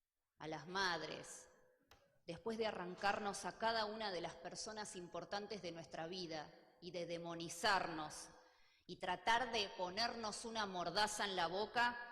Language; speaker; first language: Spanish; native; Spanish